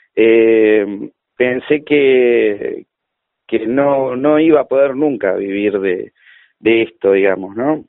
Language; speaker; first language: Spanish; native; Spanish